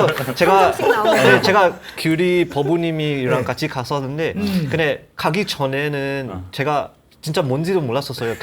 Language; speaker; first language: Korean; non-native, learner; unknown